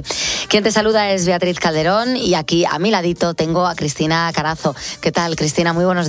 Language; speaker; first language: Spanish; native; Spanish